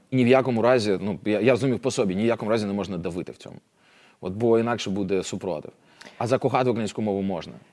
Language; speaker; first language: Ukrainian; non-native, local second language; Russian